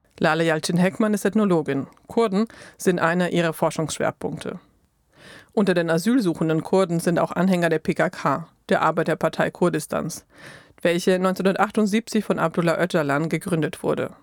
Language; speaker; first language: German; native; German